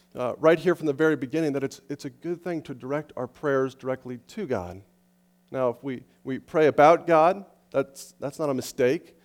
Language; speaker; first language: English; native; English